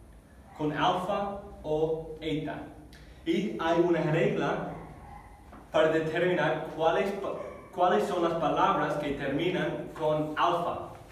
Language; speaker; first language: Spanish; non-native, fluent; English